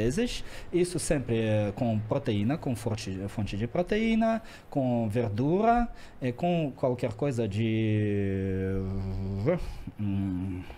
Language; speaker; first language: Portuguese; non-native, learner; Russian